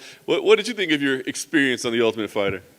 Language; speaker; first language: English; native; English